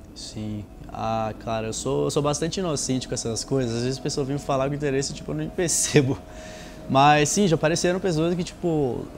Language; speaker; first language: Portuguese; native; Portuguese